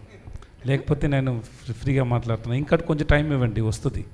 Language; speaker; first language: Telugu; non-native, local second language; Tamil